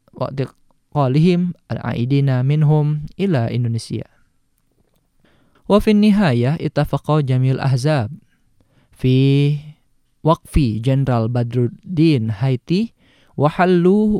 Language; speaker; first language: Arabic; non-native, fluent; Indonesian